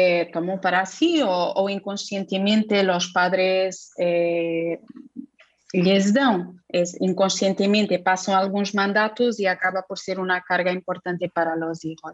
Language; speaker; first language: Spanish; non-native, fluent; Portuguese